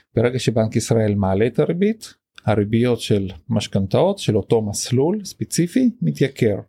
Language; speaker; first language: Hebrew; native; Hebrew